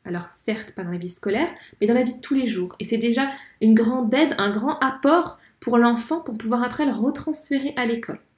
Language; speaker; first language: French; native; French